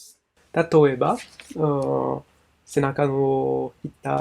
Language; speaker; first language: Japanese; non-native, learner; French